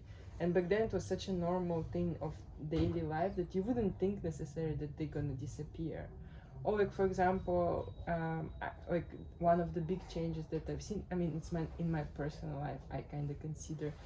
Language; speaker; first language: English; non-native, fluent; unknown